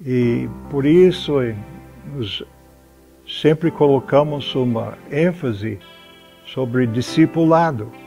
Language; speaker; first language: Portuguese; non-native, fluent; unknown